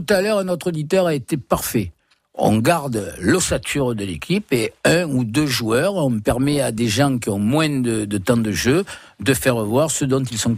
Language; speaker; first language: French; native; French